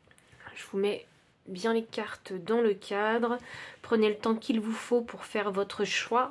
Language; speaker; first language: French; native; French